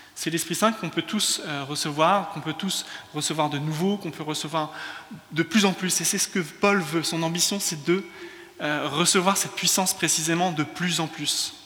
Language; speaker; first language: French; early bilingual, other home language; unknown